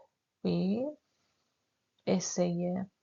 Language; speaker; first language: French; non-native, fluent; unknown